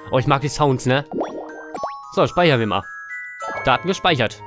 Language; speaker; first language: German; native; German